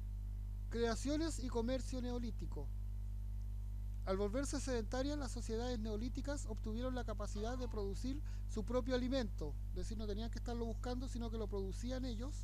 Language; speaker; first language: Spanish; native; Spanish